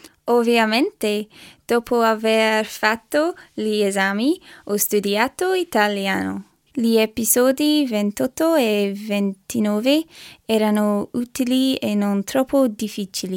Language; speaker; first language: Italian; non-native, learner; English